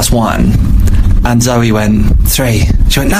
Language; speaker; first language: English; native; English